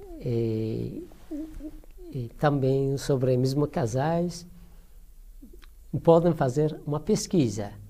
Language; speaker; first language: Portuguese; non-native, learner; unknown